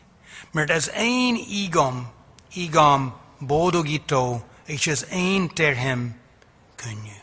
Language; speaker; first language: Hungarian; non-native, fluent; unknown